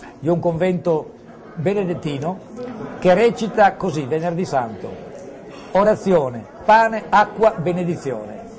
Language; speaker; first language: Italian; native; Italian